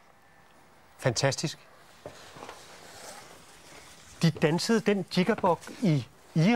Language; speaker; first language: Danish; native; Danish